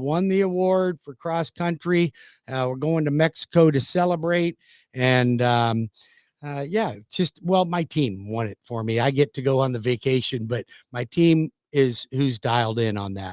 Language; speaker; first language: English; native; English